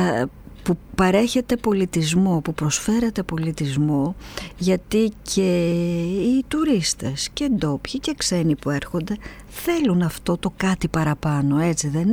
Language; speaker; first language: Greek; native; Greek